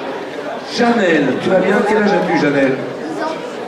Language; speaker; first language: French; native; French